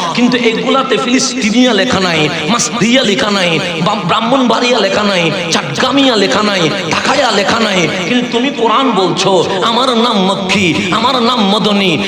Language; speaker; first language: Bangla; non-native, local second language; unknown